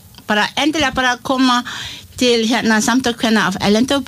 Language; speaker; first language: Icelandic; non-native, learner; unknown